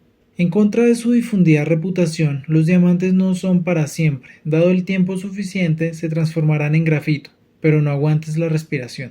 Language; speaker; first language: Spanish; native; Spanish